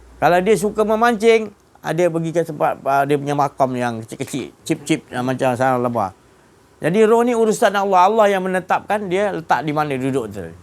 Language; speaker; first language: Malay; native; Malay